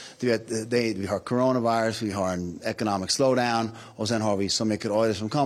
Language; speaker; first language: Swedish; non-native, fluent; English